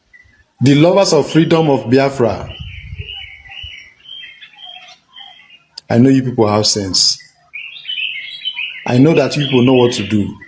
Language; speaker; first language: Nigerian Pidgin; non-native, local second language; Igbo